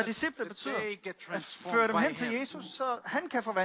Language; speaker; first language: Danish; native; Danish